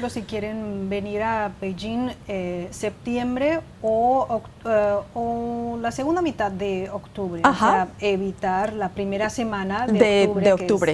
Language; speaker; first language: Spanish; non-native, fluent; Chinese